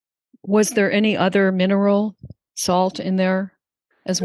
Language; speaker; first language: English; native; English